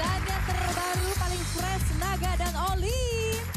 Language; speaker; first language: Indonesian; native; Indonesian